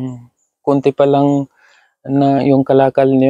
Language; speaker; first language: Filipino; non-native, learner; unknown